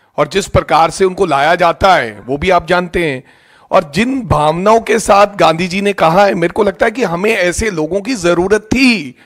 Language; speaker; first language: Hindi; non-native, local second language; Punjabi